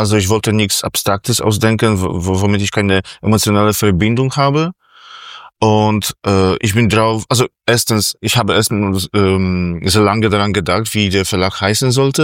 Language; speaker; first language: German; non-native, fluent; Polish